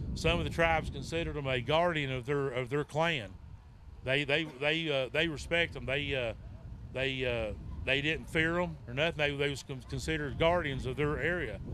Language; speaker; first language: English; native; English